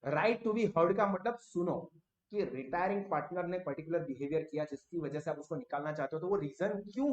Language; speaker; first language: Hindi; non-native, local second language; Gujarati